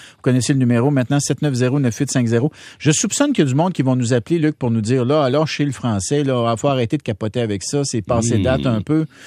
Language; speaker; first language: French; native; French